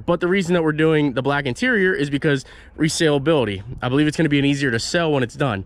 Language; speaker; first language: English; native; English